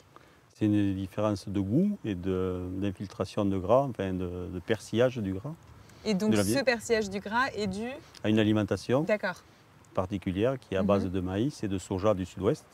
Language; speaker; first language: French; native; French